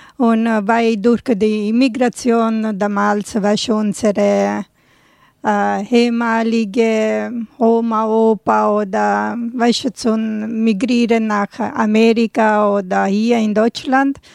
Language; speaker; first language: German; non-native, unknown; Italian